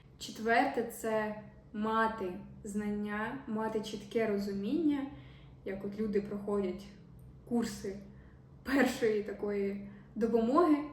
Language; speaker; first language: Ukrainian; non-native, local second language; Russian